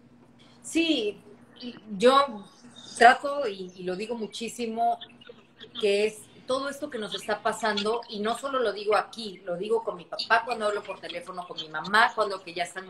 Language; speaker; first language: Spanish; native; Spanish